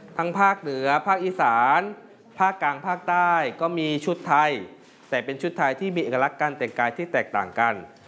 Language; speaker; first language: Thai; native; Thai